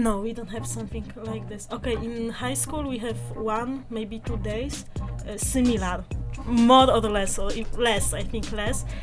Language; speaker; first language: English; non-native, learner; Polish